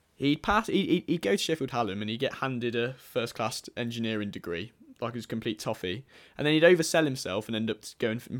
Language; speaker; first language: English; native; English